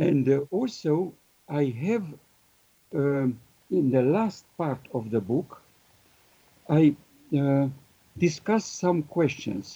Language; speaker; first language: English; non-native, fluent; Romanian